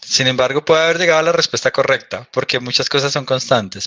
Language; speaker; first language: Spanish; native; Spanish